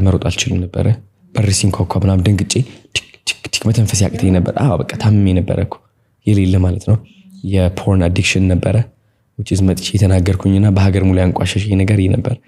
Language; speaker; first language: Amharic; non-native, local second language; Tigrinya